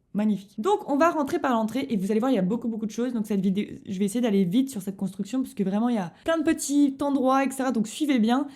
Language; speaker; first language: French; native; French